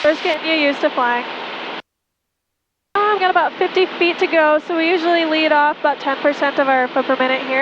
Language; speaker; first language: English; native; English